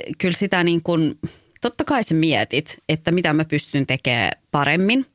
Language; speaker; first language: Finnish; early bilingual, other home language; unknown